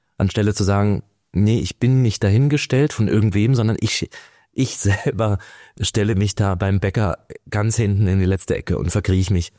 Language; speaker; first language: German; native; German